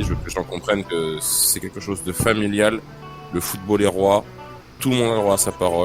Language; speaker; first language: French; native; French